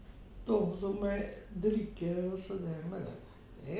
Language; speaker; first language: Swedish; non-native, fluent; Portuguese